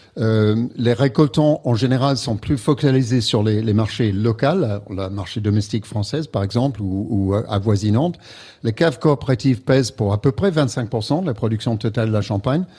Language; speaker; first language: French; non-native, fluent; English